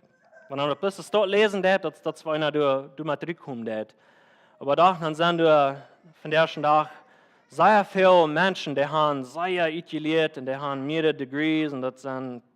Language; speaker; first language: German; non-native, learner; Plautdietsch